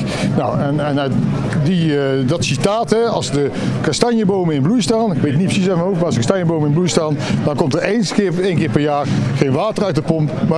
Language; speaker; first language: Dutch; native; Dutch